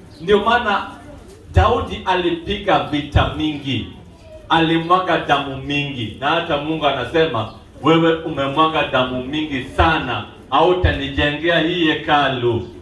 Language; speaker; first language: Swahili; non-native, local second language; Luo (Kenya and Tanzania)